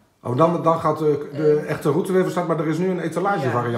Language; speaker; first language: Dutch; native; Dutch